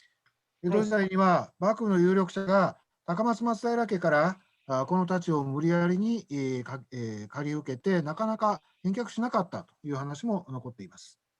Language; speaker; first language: Japanese; native; Japanese